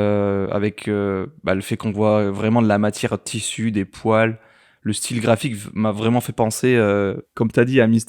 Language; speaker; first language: French; native; French